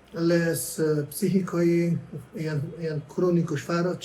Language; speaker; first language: Hungarian; non-native, fluent; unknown